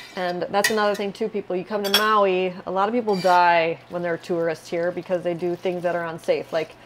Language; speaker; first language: English; native; English